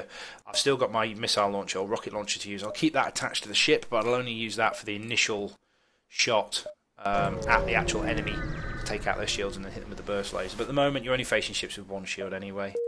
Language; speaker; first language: English; native; English